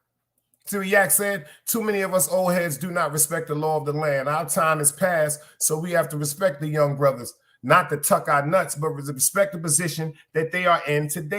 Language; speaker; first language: English; native; English